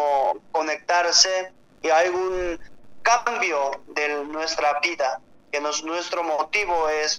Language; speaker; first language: Spanish; non-native, learner; Korean